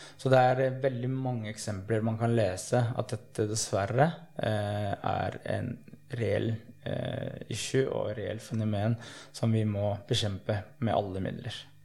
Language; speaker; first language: Norwegian; early bilingual, other home language; Somali